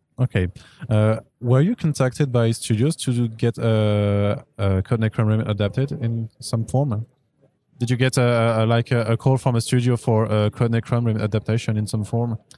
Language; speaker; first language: English; non-native, fluent; French